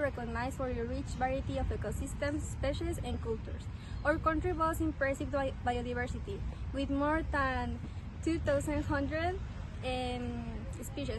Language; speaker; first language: English; non-native, learner; Spanish